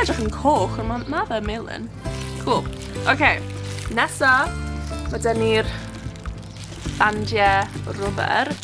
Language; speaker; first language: Welsh; non-native, local second language; English